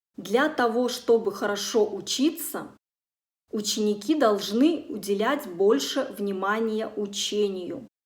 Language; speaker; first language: Russian; native; Russian